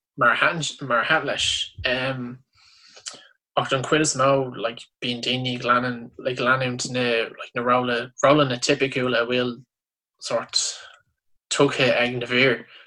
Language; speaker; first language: Irish; non-native, local second language; English